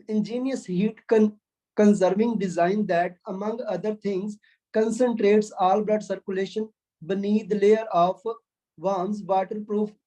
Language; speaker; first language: English; non-native, local second language; Punjabi